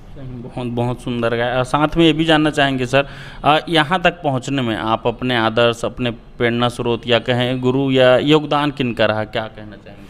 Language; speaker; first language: Hindi; native; Hindi